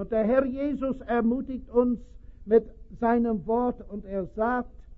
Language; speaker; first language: German; non-native, fluent; English